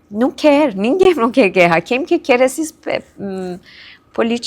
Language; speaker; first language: Portuguese; non-native, fluent; Persian